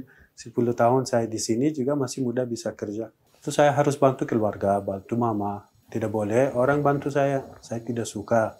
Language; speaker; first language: Indonesian; non-native, learner; Persian